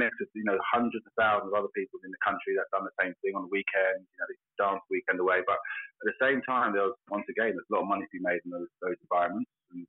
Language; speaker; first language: English; native; English